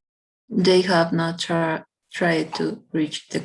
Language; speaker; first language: English; non-native, learner; Spanish